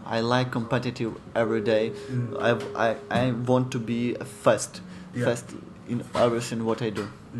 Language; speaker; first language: English; non-native, learner; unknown